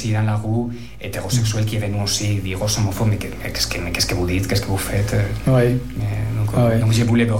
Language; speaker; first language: French; non-native, fluent; Spanish